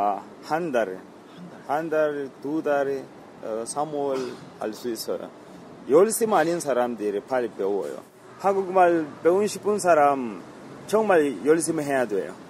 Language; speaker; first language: Korean; non-native, learner; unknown